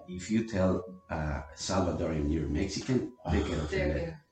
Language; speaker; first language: English; non-native, fluent; Spanish